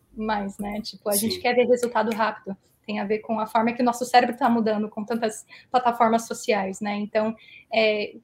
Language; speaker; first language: Portuguese; early bilingual, heritage; Portuguese